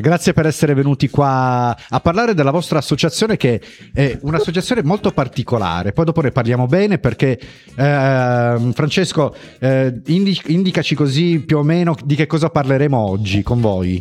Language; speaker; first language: Italian; native; Italian